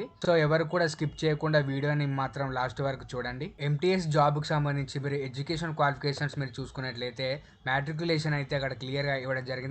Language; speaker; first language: Telugu; native; Telugu